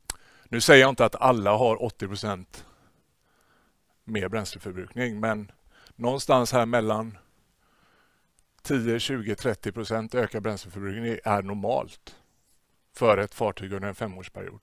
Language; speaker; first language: Swedish; native; Swedish